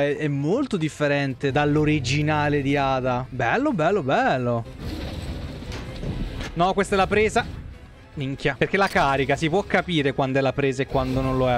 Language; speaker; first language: Italian; native; Italian